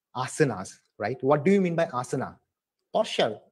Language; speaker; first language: English; non-native, local second language; Assamese